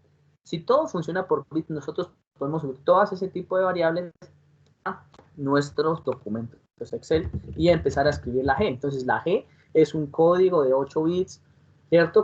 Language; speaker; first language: Spanish; native; Spanish